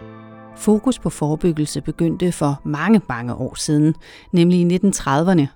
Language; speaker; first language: Danish; native; Danish